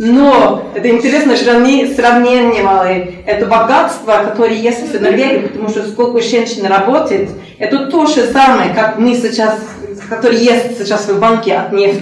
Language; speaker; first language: Russian; non-native, learner; Norwegian